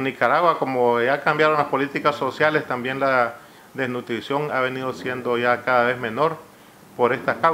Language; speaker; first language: Spanish; native; Spanish